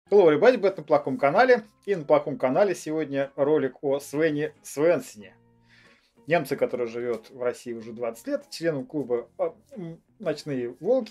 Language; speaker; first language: Russian; native; Russian